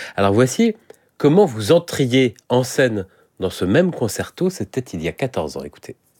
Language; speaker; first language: French; native; French